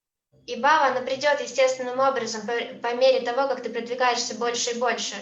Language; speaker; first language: Russian; native; Russian